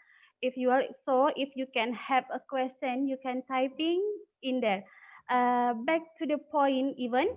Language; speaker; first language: English; non-native, learner; Indonesian